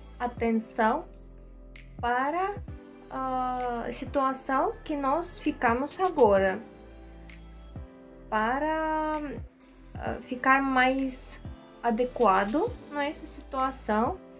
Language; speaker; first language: Portuguese; non-native, learner; Russian